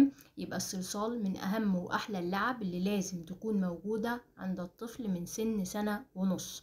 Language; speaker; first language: Arabic; native; Arabic